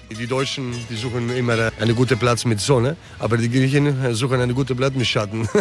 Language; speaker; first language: German; early bilingual, other home language; Greek